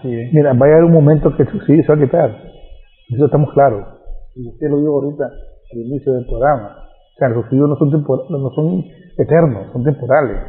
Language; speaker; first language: Spanish; native; Spanish